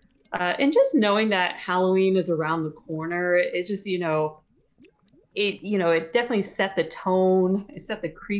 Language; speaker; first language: English; native; English